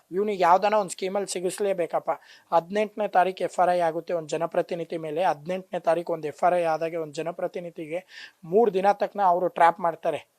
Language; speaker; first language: Kannada; non-native, local second language; Lambadi